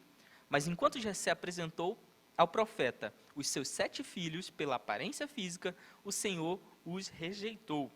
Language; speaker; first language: Portuguese; native; Portuguese